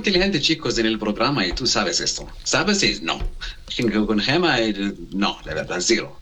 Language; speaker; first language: Spanish; non-native, learner; Arabic